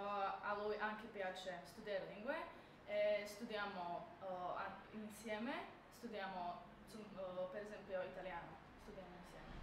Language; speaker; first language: Italian; non-native, learner; Slovak